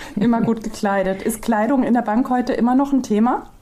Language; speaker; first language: German; native; German